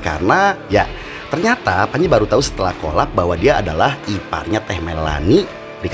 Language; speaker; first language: Indonesian; native; Indonesian